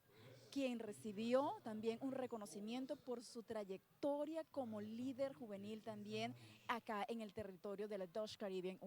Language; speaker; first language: Spanish; native; Spanish